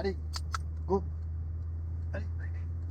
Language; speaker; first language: French; native; French